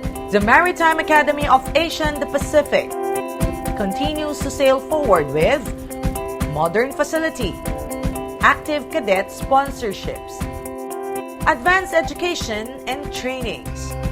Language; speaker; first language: English; non-native, local second language; Filipino